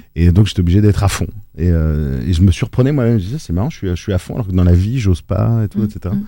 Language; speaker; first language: French; native; French